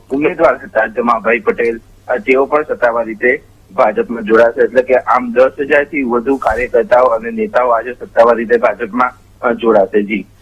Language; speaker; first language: Gujarati; native; Gujarati